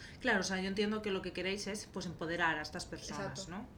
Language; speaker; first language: Spanish; native; Spanish